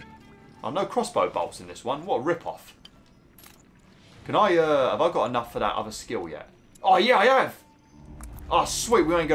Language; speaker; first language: English; native; English